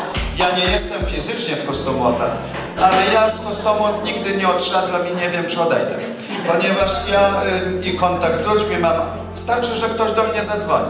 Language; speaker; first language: Polish; native; Polish